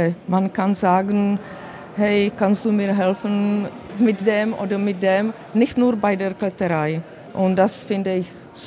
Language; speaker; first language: German; early bilingual, other home language; Czech